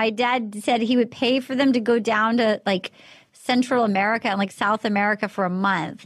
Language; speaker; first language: English; native; English